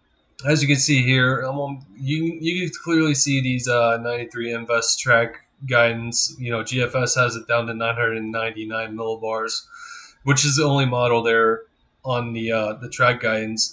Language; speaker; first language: English; native; English